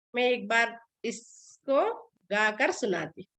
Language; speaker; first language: Hindi; non-native, local second language; Telugu